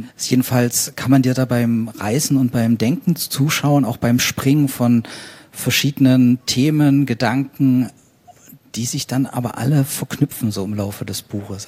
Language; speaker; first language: German; native; German